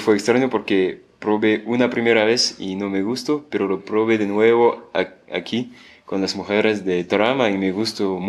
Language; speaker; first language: Spanish; non-native, fluent; French